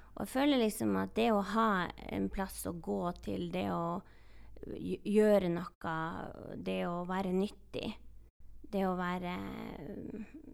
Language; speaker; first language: Norwegian; native; Norwegian